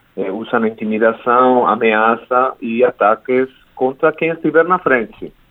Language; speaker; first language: Portuguese; non-native, fluent; Spanish